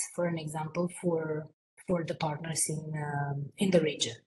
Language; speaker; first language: English; non-native, fluent; Romanian